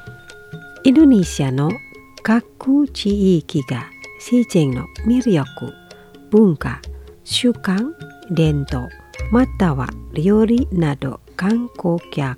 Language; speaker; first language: Japanese; non-native, fluent; Indonesian